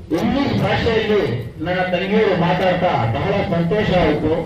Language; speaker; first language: Kannada; non-native, local second language; Urdu